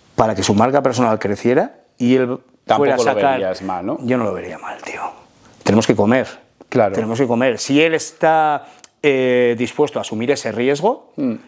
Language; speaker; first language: Spanish; native; Spanish